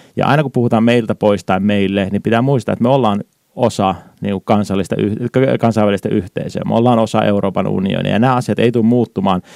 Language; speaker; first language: Finnish; native; Finnish